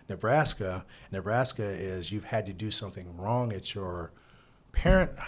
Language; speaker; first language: English; native; English